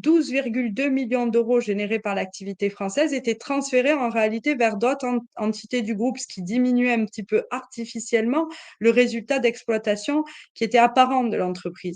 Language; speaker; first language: French; native; French